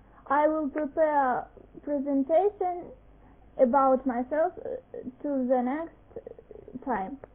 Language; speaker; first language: English; non-native, learner; Russian